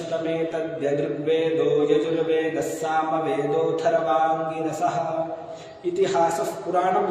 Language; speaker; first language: Hindi; non-native, local second language; Marathi